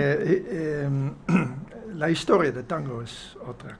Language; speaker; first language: Spanish; non-native, fluent; Dutch